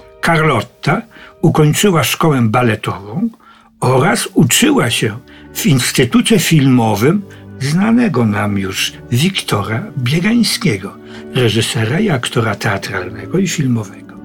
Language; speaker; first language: Polish; native; Polish